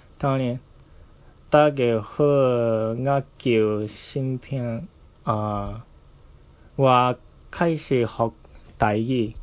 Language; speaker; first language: Chinese; non-native, fluent; Japanese